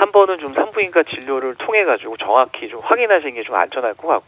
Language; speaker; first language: Korean; native; Korean